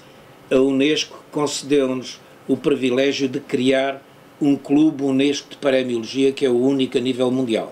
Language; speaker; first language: Portuguese; native; Portuguese